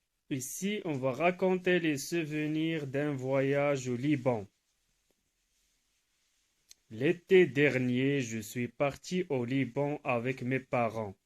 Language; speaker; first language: French; non-native, local second language; Arabic